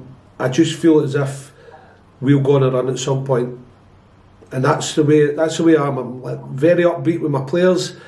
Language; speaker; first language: English; native; English